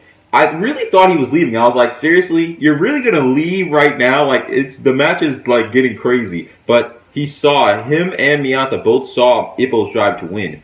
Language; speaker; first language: English; native; English